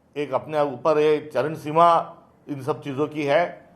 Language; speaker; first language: Hindi; non-native, local second language; Marathi